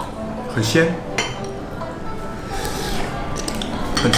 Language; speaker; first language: Chinese; native; Chinese